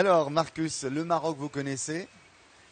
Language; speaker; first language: French; non-native, local second language; Arabic